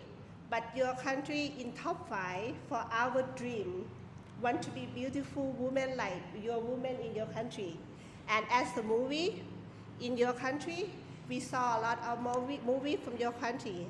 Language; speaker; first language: English; non-native, learner; Thai